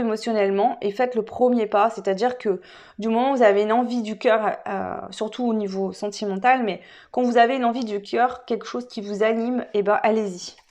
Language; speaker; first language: French; native; French